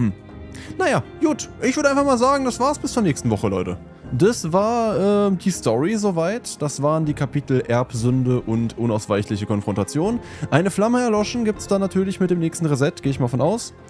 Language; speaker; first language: German; native; German